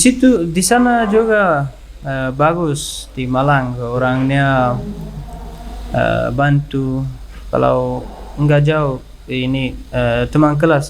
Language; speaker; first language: Indonesian; non-native, learner; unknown